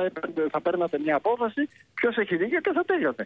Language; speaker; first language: Greek; native; Greek